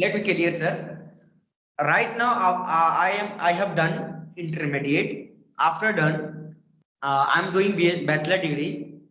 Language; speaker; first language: English; non-native, learner; Bhojpuri